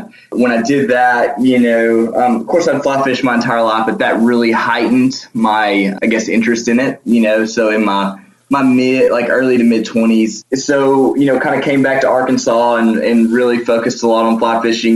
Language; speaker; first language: English; native; English